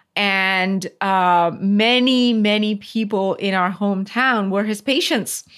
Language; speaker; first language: English; non-native, local second language; Tamil